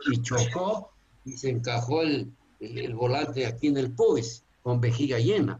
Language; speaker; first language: Spanish; native; Spanish